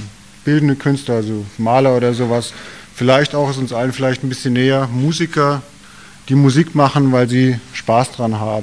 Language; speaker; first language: German; native; German